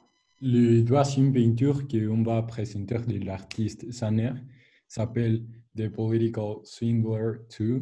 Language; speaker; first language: French; non-native, learner; Spanish